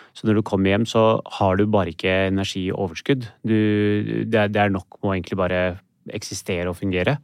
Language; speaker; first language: Norwegian; early bilingual, other home language; Urdu